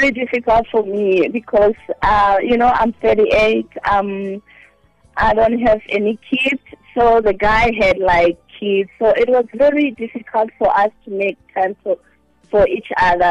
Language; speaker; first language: English; non-native, local second language; Southern Sotho